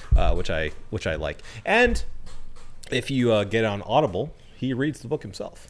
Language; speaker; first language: English; early bilingual, other home language; Spanish